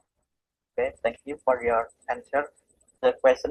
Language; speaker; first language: English; non-native, learner; Indonesian